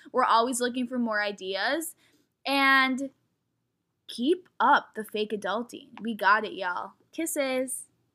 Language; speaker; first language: English; early bilingual, other home language; Spanish